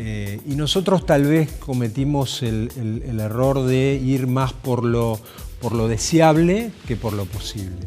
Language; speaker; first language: Spanish; native; Spanish